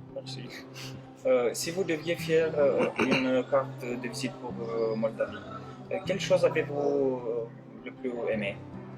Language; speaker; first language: French; non-native, learner; Romanian